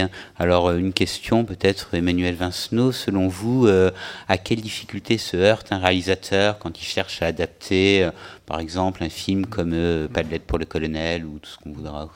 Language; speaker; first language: French; native; French